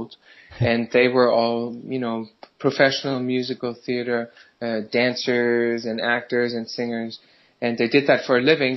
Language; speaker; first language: English; non-native, fluent; German